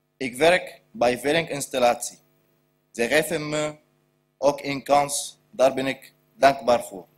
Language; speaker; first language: Dutch; non-native, learner; Arabic